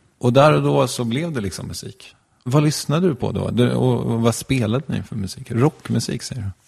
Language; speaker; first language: Swedish; native; Swedish